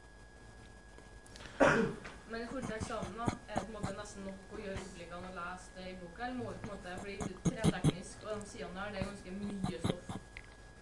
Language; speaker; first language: Norwegian; native; Norwegian